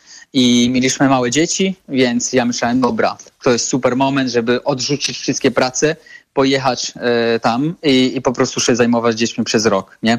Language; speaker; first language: Polish; non-native, fluent; Italian